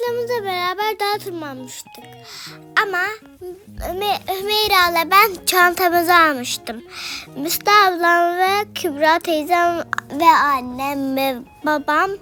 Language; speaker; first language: Turkish; early bilingual, heritage; Turkish